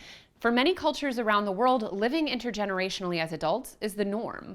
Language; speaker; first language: English; native; English